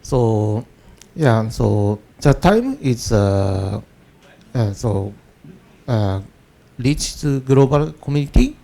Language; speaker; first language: English; non-native, learner; Japanese